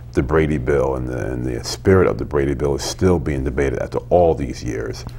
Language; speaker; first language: English; native; English